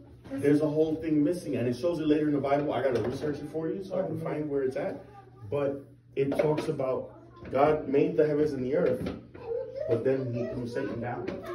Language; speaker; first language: English; native; English